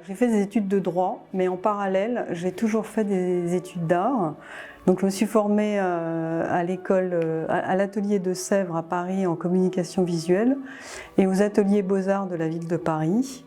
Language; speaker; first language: French; native; French